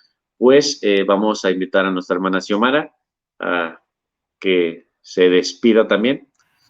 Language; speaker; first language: Spanish; native; Spanish